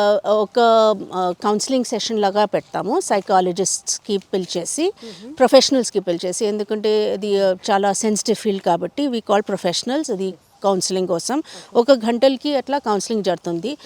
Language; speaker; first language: Telugu; non-native, local second language; Hindi